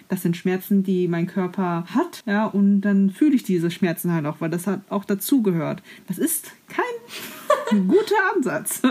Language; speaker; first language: German; native; German